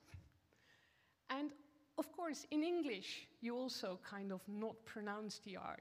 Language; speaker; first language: English; non-native, fluent; Dutch